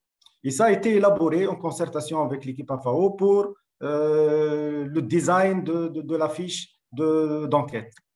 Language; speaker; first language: French; non-native, local second language; Arabic